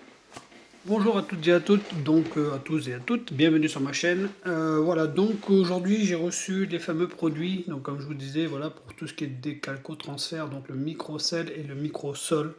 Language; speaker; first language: French; native; French